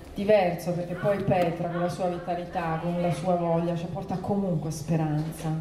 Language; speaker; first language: Italian; non-native, fluent; Croatian